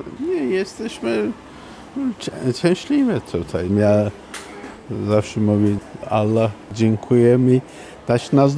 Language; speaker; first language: Polish; non-native, learner; Turkish